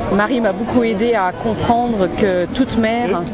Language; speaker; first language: French; native; French